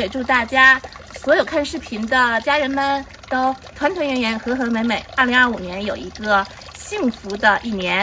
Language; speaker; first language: Chinese; native; Chinese